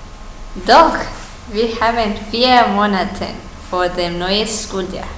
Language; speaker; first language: German; non-native, learner; Spanish